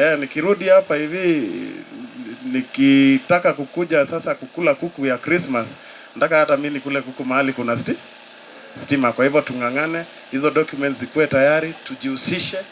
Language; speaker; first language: Swahili; non-native, local second language; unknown